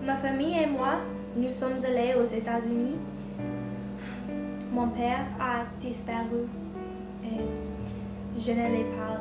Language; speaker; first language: French; non-native, learner; English